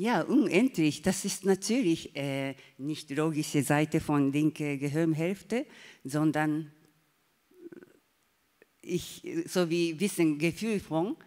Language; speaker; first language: German; non-native, learner; Japanese